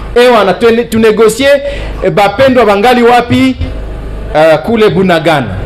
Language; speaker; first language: French; non-native, local second language; Swahili